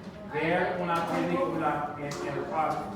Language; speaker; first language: Spanish; non-native, fluent; English